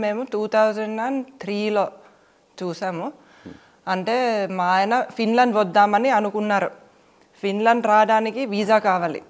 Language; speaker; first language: Telugu; non-native, fluent; Finnish